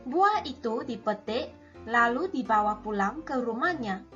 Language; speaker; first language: Malay; non-native, local second language; Chinese